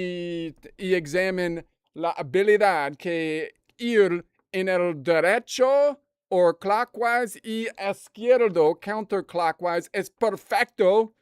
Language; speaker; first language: Spanish; non-native, learner; English